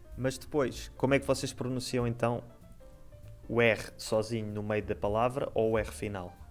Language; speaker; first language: Portuguese; native; Portuguese